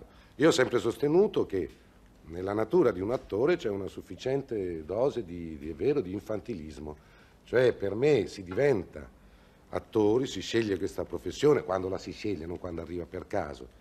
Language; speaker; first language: Italian; native; Italian